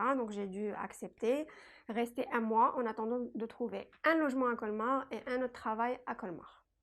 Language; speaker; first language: French; non-native, local second language; Kabyle